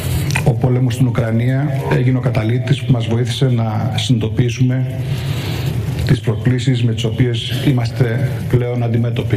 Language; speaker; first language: Greek; native; Greek